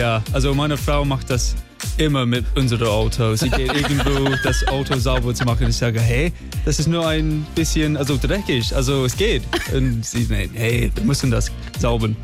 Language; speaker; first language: German; non-native, fluent; English